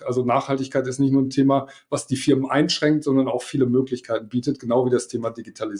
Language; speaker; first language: German; native; German